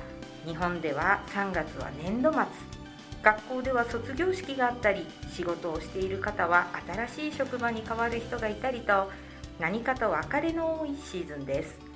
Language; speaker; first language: Japanese; native; Japanese